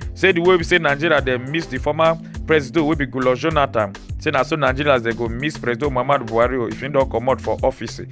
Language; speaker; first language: Nigerian Pidgin; native; Nigerian Pidgin